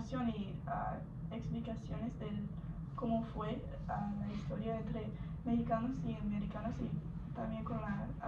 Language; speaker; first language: Spanish; non-native, learner; English